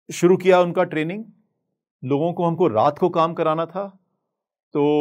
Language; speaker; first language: Hindi; native; Hindi